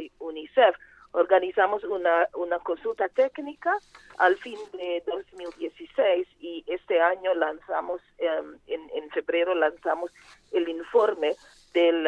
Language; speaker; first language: Spanish; non-native, fluent; Portuguese